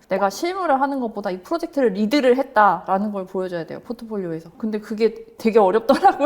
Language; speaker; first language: Korean; native; Korean